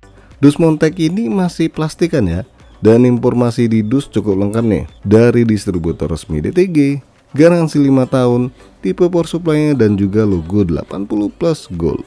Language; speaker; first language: Indonesian; native; Indonesian